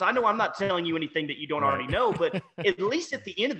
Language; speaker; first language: English; native; English